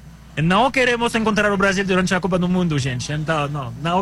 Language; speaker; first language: Portuguese; non-native, learner; French